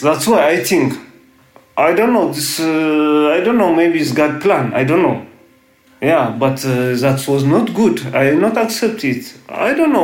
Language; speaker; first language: English; non-native, learner; Tigrinya